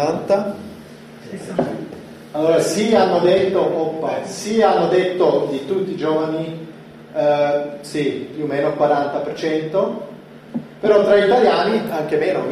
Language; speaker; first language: Italian; non-native, fluent; German